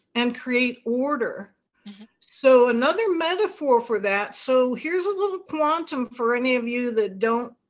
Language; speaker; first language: English; native; English